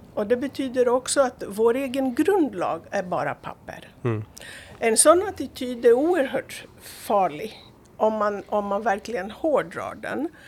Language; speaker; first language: Swedish; non-native, fluent; Greek